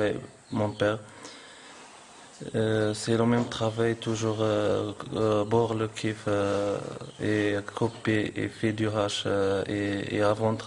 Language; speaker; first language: French; non-native, local second language; Arabic